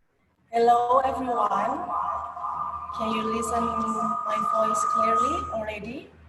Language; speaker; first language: English; non-native, learner; Indonesian